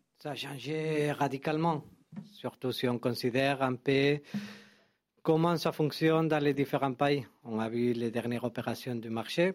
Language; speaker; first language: French; non-native, fluent; Spanish